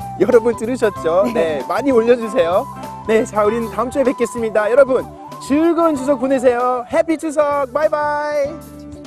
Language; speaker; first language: Korean; non-native, fluent; English